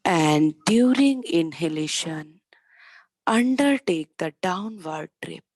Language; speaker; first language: English; non-native, local second language; Hindi